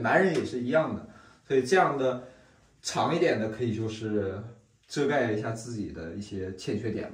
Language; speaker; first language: Chinese; native; Chinese